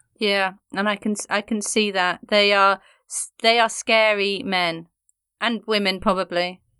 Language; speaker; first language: English; native; English